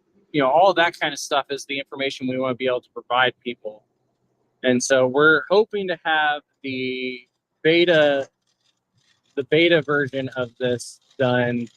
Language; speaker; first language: English; native; English